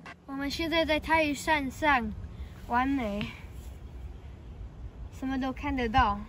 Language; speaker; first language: Chinese; early bilingual, heritage; English